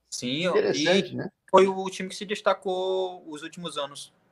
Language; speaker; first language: Portuguese; native; Portuguese